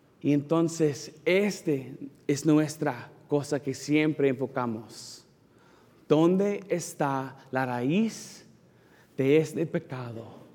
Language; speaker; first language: Spanish; non-native, learner; English